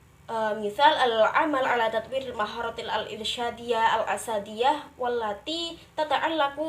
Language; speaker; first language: Arabic; non-native, learner; Indonesian